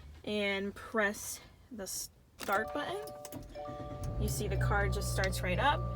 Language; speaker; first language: English; native; English